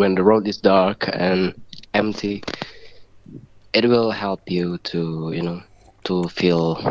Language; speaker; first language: English; non-native, learner; Indonesian